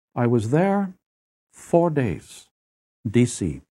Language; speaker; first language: English; native; English